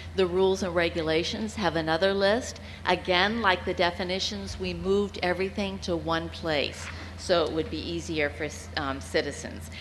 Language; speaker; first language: English; native; English